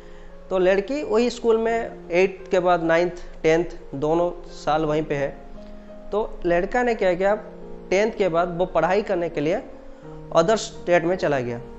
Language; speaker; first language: Hindi; non-native, local second language; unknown